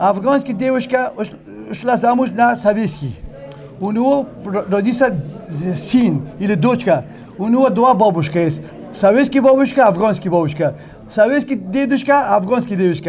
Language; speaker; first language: Russian; non-native, learner; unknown